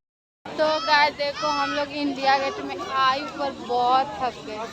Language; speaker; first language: Hindi; non-native, local second language; Bhojpuri